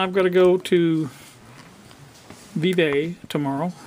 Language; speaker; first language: English; native; English